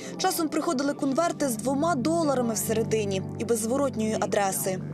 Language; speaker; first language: Ukrainian; early bilingual, heritage; Ukrainian